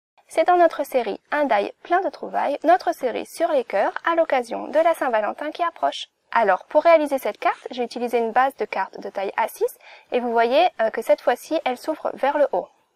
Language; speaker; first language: French; native; French